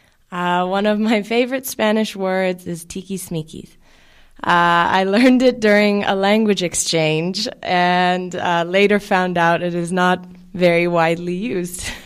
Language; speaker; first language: English; native; English